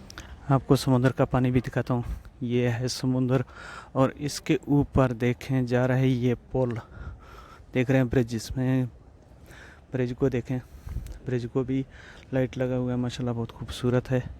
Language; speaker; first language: Hindi; non-native, local second language; Baluchi